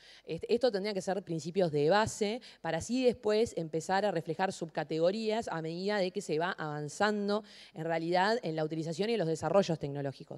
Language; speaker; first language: Spanish; native; Spanish